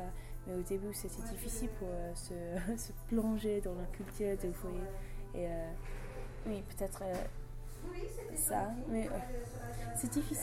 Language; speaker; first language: French; non-native, learner; English